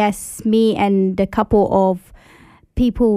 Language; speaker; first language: English; early bilingual, other home language; Arabic